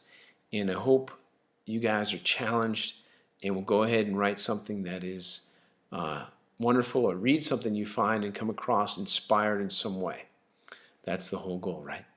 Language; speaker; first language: English; native; English